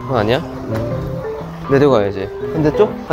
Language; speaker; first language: Korean; native; Korean